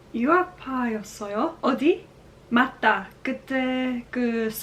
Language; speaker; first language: Korean; non-native, learner; English